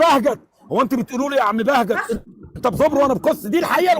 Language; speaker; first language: Arabic; native; Arabic